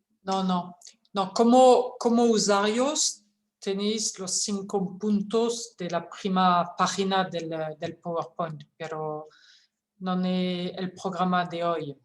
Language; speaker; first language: Spanish; non-native, fluent; French